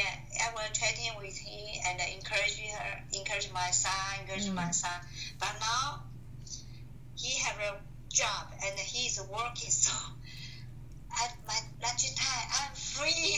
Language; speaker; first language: English; non-native, learner; Chinese